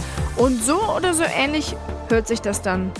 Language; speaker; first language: German; native; German